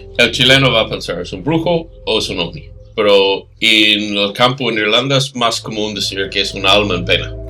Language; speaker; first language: Spanish; non-native, fluent; English